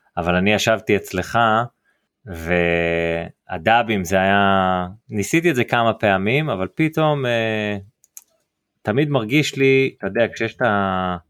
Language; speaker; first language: Hebrew; early bilingual, heritage; Hebrew